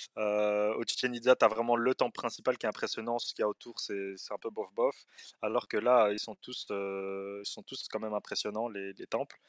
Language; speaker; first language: French; early bilingual, other home language; Arabic